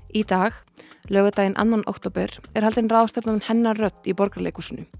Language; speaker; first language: Icelandic; native; Icelandic